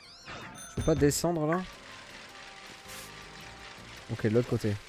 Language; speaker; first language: French; native; French